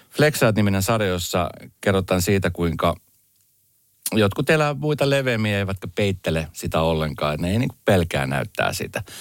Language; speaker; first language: Finnish; native; Finnish